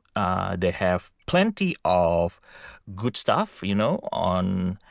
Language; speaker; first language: English; non-native, fluent; Indonesian